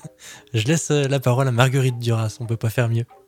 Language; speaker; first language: French; native; French